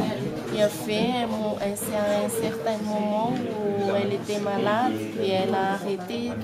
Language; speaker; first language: French; non-native, local second language; Malagasy